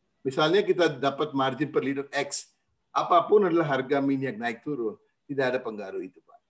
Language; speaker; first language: Indonesian; non-native, fluent; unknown